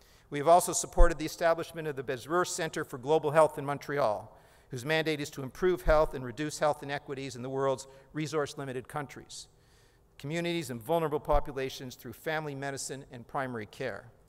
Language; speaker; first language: English; native; English